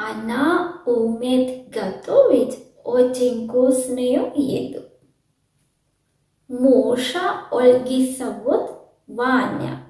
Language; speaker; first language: Russian; non-native, learner; Sinhala